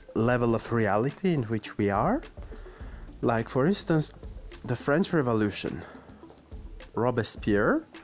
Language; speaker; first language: English; non-native, fluent; Armenian